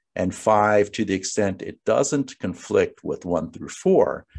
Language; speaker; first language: English; native; English